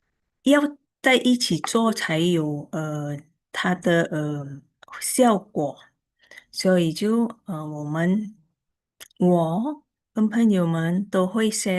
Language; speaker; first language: Chinese; early bilingual, heritage; Chinese